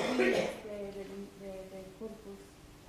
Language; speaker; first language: Spanish; non-native, fluent; English